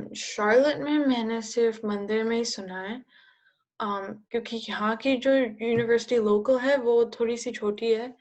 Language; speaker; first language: Hindi; early bilingual, heritage; Hindi